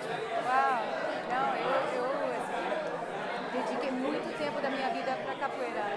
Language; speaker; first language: Portuguese; non-native, fluent; English